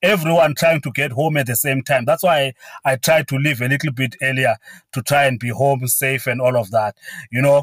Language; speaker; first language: English; non-native, local second language; Xhosa